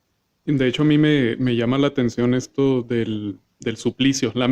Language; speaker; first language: Spanish; native; Spanish